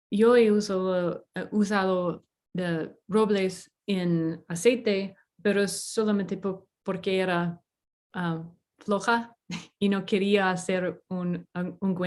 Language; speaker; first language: Spanish; non-native, fluent; English